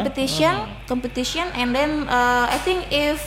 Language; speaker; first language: English; non-native, learner; Indonesian